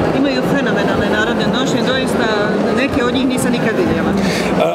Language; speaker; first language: Croatian; native; Croatian